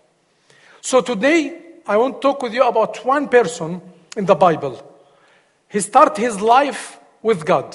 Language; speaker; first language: English; non-native, learner; Arabic